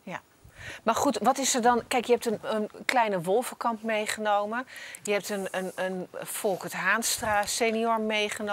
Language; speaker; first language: Dutch; native; Dutch